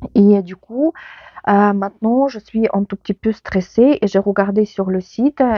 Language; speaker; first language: French; non-native, fluent; Ukrainian